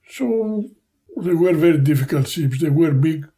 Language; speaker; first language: English; non-native, fluent; Greek